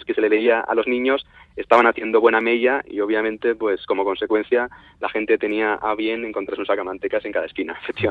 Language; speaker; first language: Spanish; native; Spanish